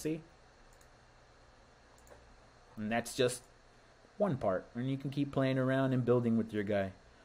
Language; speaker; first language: English; early bilingual, other home language; Spanish